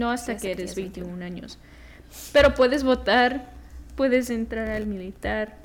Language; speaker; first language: Spanish; early bilingual, heritage; Spanish